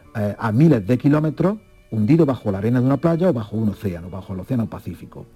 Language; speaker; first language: Spanish; native; Spanish